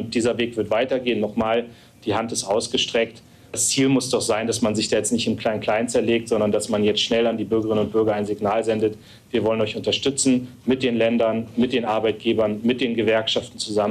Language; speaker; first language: German; native; German